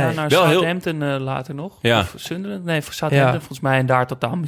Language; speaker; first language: Dutch; native; Dutch